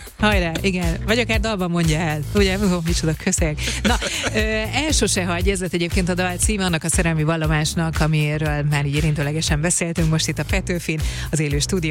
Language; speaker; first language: Hungarian; native; Hungarian